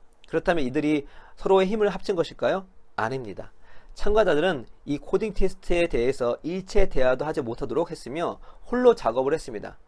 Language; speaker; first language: Korean; native; Korean